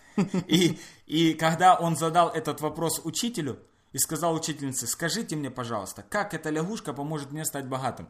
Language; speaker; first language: Russian; native; Russian